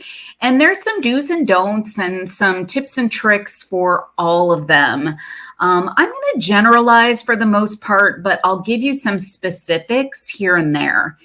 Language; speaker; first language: English; native; English